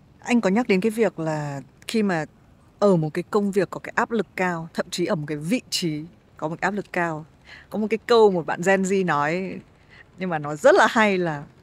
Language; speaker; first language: Vietnamese; native; Vietnamese